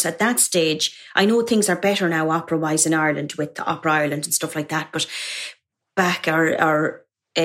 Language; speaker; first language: English; native; English